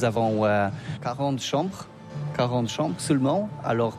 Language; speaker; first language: French; non-native, learner; Polish